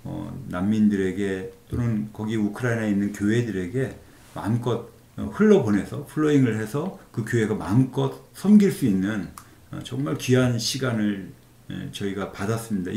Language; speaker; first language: Korean; native; Korean